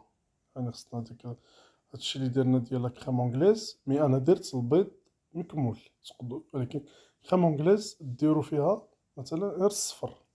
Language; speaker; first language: Arabic; native; Arabic